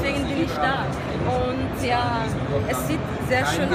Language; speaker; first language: German; non-native, learner; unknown